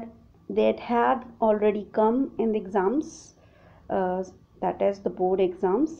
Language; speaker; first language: English; non-native, local second language; Hindi